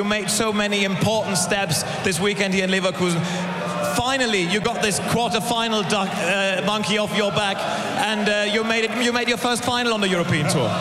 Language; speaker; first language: English; non-native, fluent; German